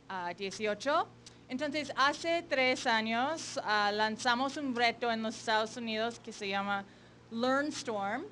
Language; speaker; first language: Spanish; non-native, fluent; English